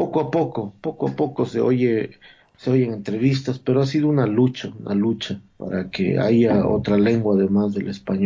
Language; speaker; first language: Spanish; non-native, local second language; Zapotec